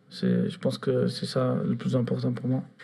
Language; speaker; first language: French; non-native, fluent; Portuguese